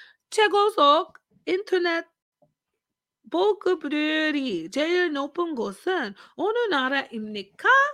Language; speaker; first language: Korean; non-native, learner; English